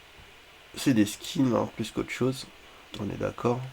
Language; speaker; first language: French; native; French